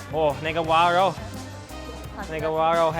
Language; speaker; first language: Chinese; non-native, fluent; English